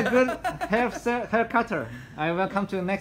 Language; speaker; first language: English; non-native, learner; Chinese